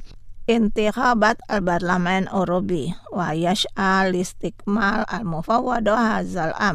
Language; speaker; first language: Arabic; non-native, fluent; Indonesian